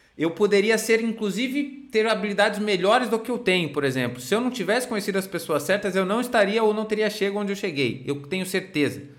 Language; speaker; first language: Portuguese; native; Portuguese